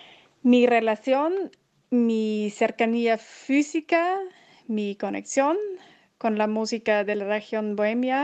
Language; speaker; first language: Spanish; non-native, fluent; German